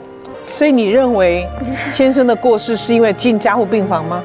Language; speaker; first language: Chinese; native; Chinese